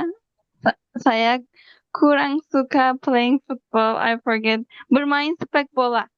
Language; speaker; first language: Indonesian; non-native, learner; Turkish